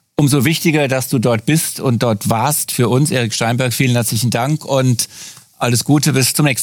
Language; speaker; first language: German; native; German